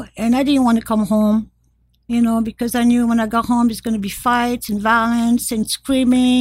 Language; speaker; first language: English; non-native, fluent; French